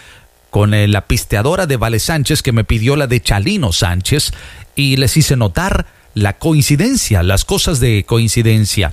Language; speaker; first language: Spanish; native; Spanish